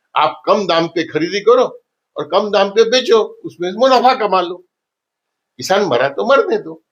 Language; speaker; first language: Hindi; non-native, local second language; Marathi